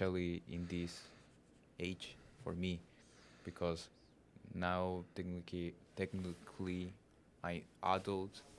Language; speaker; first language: English; non-native, learner; Spanish